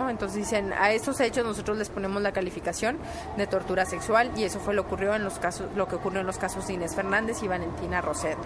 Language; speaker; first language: Spanish; native; Spanish